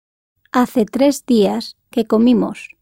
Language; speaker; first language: Spanish; non-native, learner; English